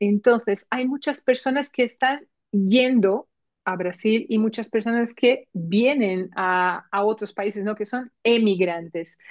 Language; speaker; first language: Spanish; early bilingual, heritage; Spanish